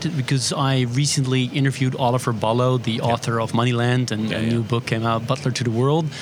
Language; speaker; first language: English; non-native, fluent; Dutch